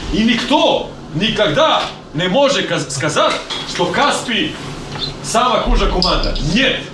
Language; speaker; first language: Russian; non-native, fluent; Serbian